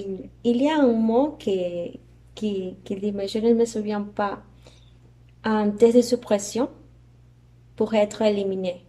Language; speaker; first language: French; non-native, learner; Spanish